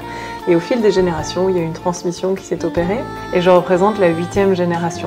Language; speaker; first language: French; native; French